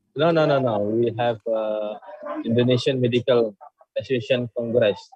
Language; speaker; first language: English; non-native, learner; Indonesian